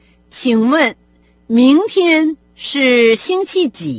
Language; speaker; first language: Chinese; non-native, fluent; Russian